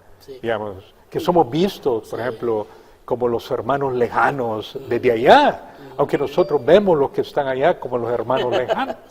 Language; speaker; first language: Spanish; native; Spanish